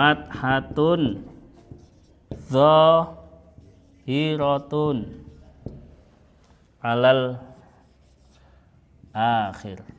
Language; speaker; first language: Arabic; non-native, fluent; Indonesian